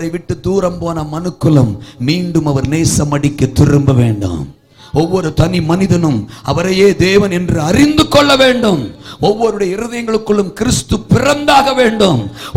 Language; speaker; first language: Tamil; native; Tamil